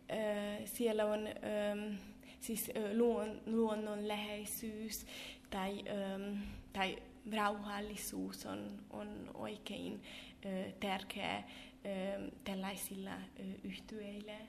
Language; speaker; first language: Finnish; non-native, fluent; Hungarian